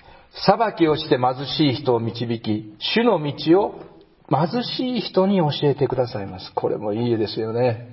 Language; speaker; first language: Japanese; native; Japanese